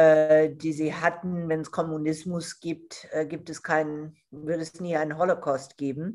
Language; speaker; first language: German; non-native, fluent; English